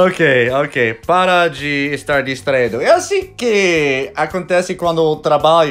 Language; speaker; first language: Portuguese; non-native, fluent; English